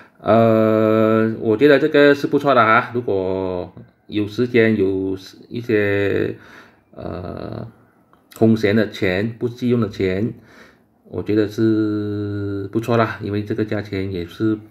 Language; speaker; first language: Chinese; native; Chinese